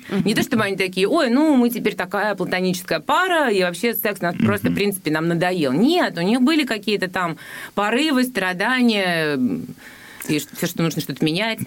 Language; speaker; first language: Russian; native; Russian